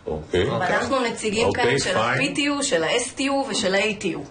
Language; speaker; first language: Hebrew; native; Hebrew